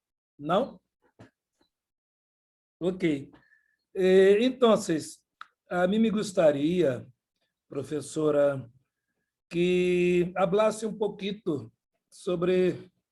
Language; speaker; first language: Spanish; non-native, learner; Portuguese